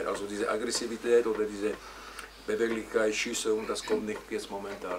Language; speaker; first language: German; non-native, fluent; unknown